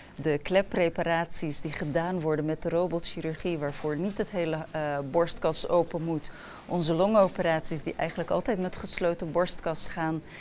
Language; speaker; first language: Dutch; early bilingual, other home language; Arabic